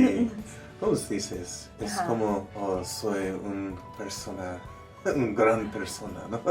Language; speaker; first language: Spanish; non-native, learner; English